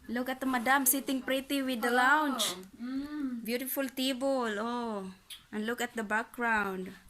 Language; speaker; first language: English; non-native, local second language; Filipino